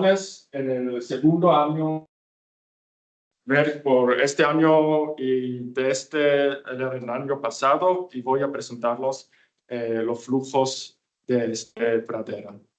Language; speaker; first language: Spanish; non-native, fluent; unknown